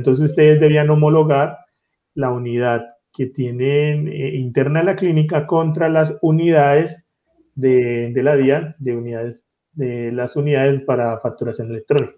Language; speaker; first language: Spanish; native; Spanish